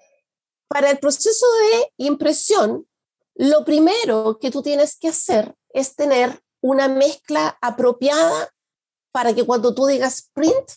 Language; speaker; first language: Spanish; native; Spanish